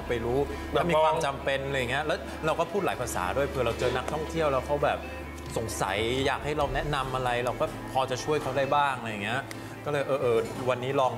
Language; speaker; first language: Thai; non-native, fluent; English